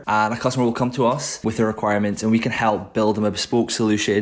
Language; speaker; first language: English; native; English